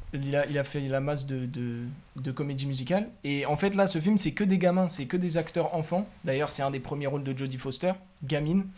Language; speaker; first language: French; native; French